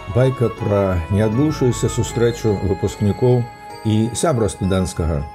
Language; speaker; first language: Belarusian; native; Belarusian